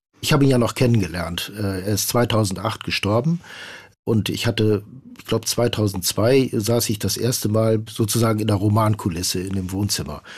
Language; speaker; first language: German; native; German